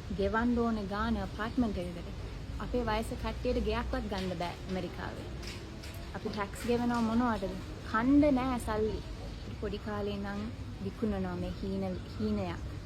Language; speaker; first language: Sinhala; early bilingual, heritage; Sinhala